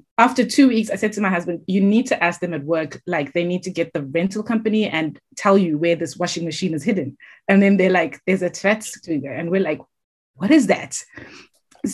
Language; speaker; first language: English; non-native, local second language; Shona